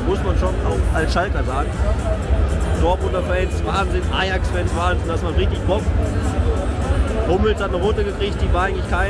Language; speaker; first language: German; native; German